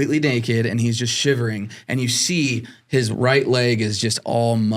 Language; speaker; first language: English; native; English